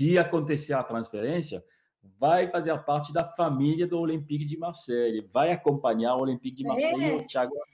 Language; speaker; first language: Portuguese; non-native, fluent; French